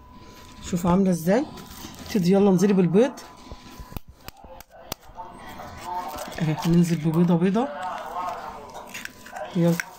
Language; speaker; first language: Arabic; native; Arabic